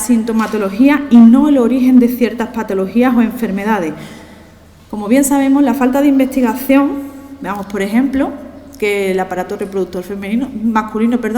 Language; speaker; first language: Spanish; native; Spanish